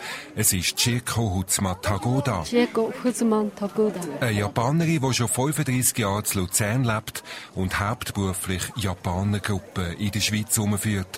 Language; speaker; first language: German; native; German